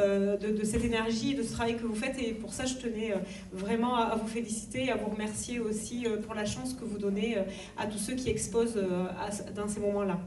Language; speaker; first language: French; native; French